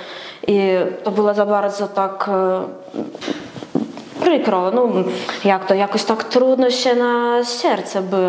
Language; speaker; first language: Polish; non-native, learner; Ukrainian